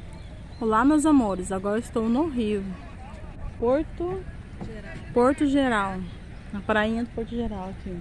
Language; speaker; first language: Portuguese; native; Portuguese